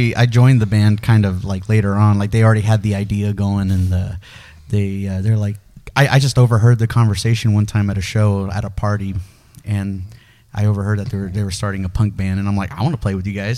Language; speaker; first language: English; early bilingual, other home language; Spanish